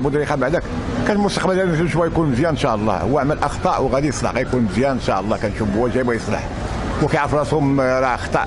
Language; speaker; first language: Arabic; native; Arabic